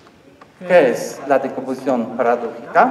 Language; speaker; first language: Spanish; non-native, learner; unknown